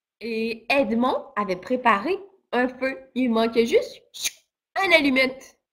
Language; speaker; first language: French; native; French